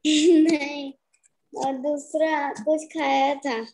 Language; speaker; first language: Hindi; non-native, local second language; Gujarati